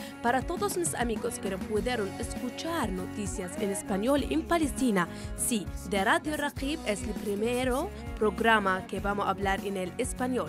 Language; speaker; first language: Spanish; non-native, fluent; Arabic